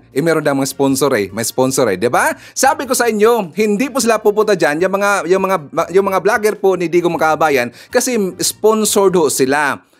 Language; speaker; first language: Filipino; non-native, local second language; Cebuano